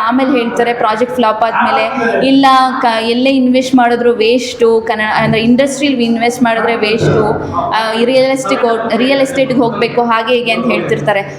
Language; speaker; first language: Kannada; native; Kannada